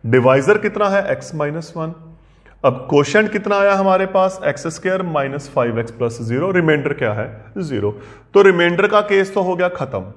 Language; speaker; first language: Hindi; non-native, local second language; Punjabi